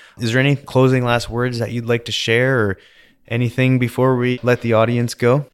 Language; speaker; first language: English; native; English